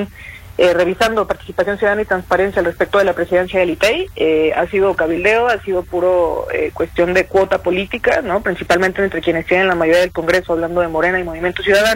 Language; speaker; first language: Spanish; native; Spanish